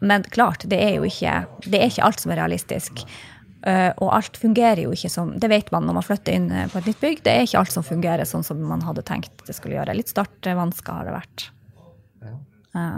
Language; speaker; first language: Norwegian; native; Norwegian